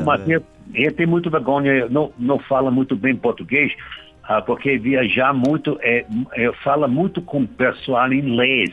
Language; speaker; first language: Portuguese; non-native, learner; German